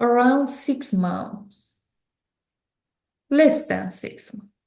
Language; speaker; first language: English; non-native, learner; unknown